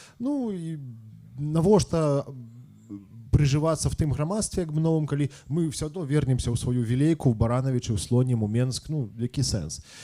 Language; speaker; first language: Belarusian; non-native, local second language; Russian